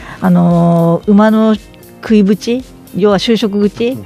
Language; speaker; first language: Japanese; native; Japanese